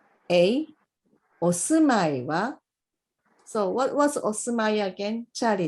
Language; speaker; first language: Japanese; non-native, fluent; English